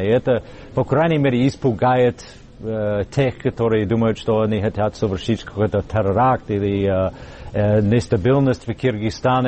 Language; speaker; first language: Russian; non-native, learner; English